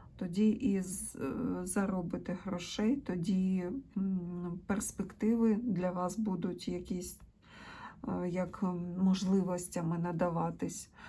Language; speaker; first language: Ukrainian; non-native, local second language; Russian